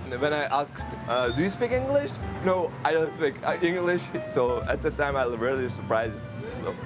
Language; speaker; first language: English; non-native, learner; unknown